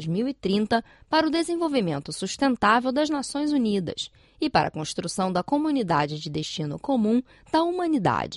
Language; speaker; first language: Portuguese; non-native, fluent; Chinese